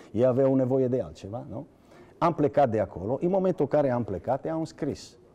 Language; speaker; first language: Romanian; non-native, fluent; Italian